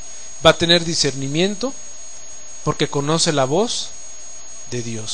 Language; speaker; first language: Spanish; native; Spanish